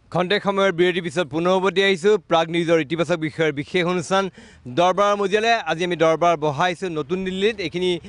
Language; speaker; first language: Assamese; native; Assamese